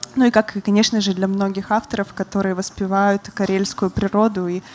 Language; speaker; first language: Russian; native; Russian